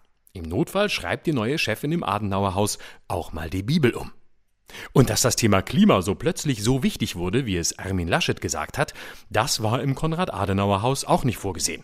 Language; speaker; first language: German; native; German